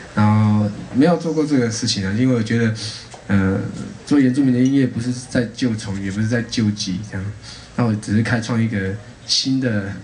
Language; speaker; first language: Chinese; non-native, local second language; Amis